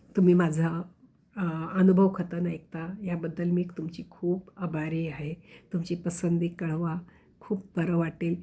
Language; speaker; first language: Marathi; non-native, local second language; Konkani